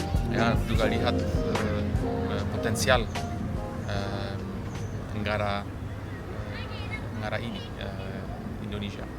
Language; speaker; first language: Indonesian; non-native, fluent; Polish